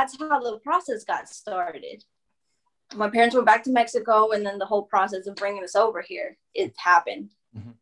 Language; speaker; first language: English; early bilingual, other home language; Spanish